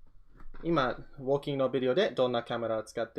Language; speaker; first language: Japanese; non-native, learner; English